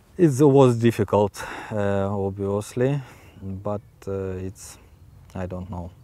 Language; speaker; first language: English; non-native, learner; Ukrainian